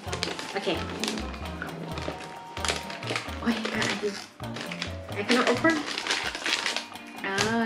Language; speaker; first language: English; non-native, learner; Thai